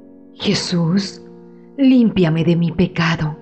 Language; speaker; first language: Spanish; native; Spanish